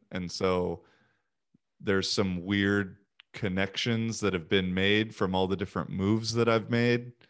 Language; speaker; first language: English; native; English